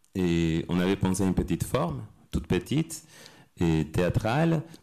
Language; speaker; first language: French; non-native, fluent; Spanish